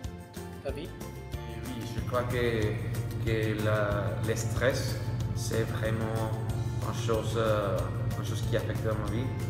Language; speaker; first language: French; non-native, learner; Spanish